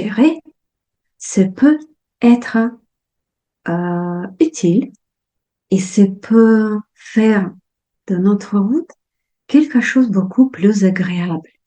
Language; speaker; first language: French; non-native, fluent; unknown